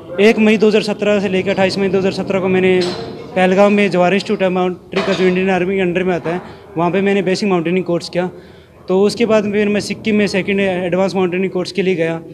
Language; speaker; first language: Hindi; native; Hindi